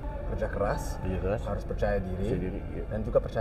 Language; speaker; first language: Indonesian; early bilingual, heritage; English